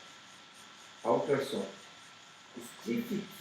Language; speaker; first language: English; non-native, learner; Portuguese